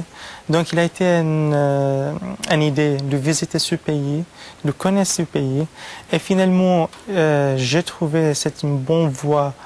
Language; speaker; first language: French; non-native, fluent; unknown